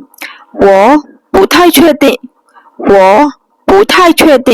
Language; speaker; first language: Chinese; non-native, fluent; Burmese